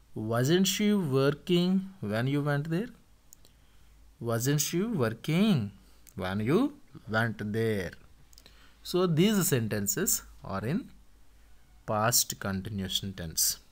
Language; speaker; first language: English; non-native, local second language; Telugu